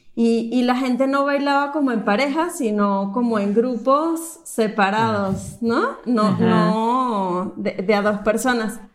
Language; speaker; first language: Spanish; native; Spanish